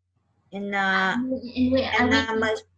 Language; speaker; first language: English; non-native, learner; Vietnamese